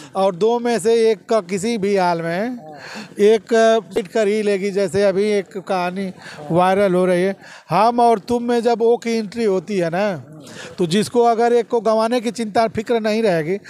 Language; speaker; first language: Hindi; native; Hindi